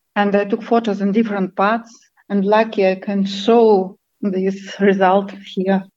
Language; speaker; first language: English; non-native, fluent; Armenian